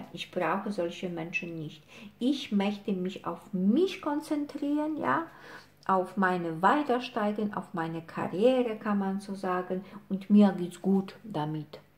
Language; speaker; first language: German; non-native, fluent; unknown